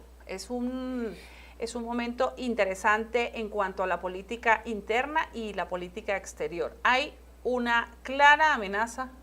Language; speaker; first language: Spanish; native; Spanish